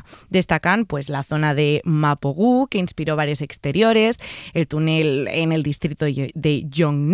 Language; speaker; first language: Spanish; native; Spanish